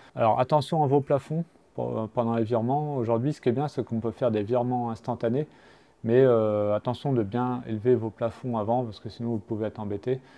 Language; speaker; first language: French; native; French